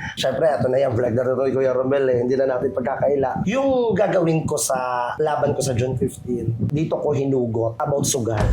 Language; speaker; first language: Filipino; native; Filipino